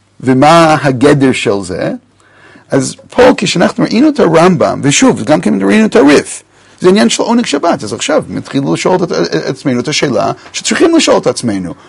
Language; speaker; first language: Hebrew; non-native, fluent; English